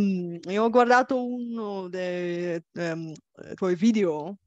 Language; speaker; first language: Italian; non-native, fluent; Bulgarian